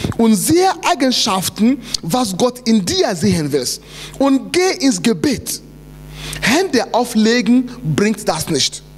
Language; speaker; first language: German; non-native, fluent; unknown